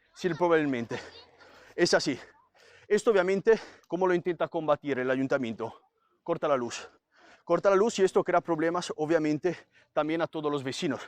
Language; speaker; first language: Spanish; non-native, fluent; Italian